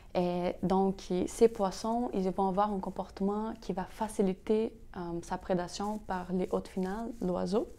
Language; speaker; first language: French; non-native, fluent; Portuguese